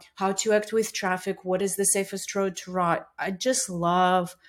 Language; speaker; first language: English; non-native, fluent; Russian